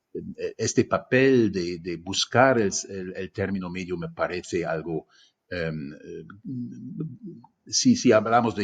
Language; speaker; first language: Spanish; non-native, fluent; German